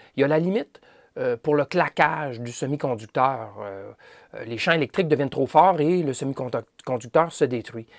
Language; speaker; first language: French; native; French